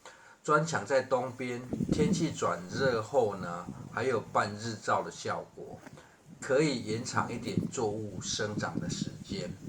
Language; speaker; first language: Chinese; native; Chinese